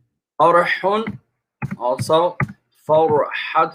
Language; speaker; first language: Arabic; non-native, fluent; English